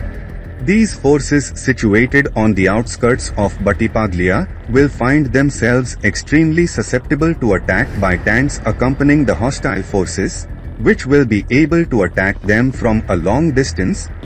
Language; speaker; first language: English; non-native, fluent; Portuguese